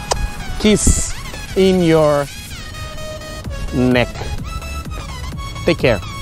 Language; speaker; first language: English; non-native, fluent; Portuguese